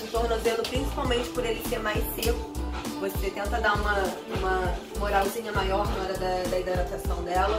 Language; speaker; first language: Portuguese; native; Portuguese